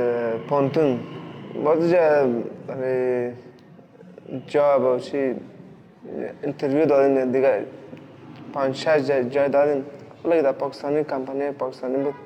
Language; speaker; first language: Persian; non-native, learner; Pashto